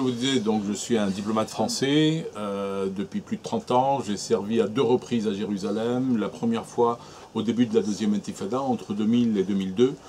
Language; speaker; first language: French; native; French